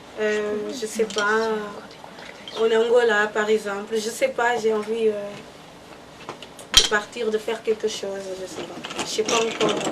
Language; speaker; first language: French; non-native, learner; Portuguese